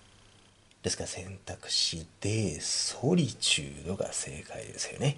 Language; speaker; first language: Japanese; native; Japanese